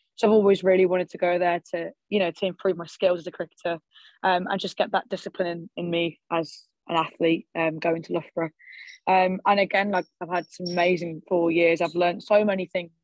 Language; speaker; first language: English; early bilingual, other home language; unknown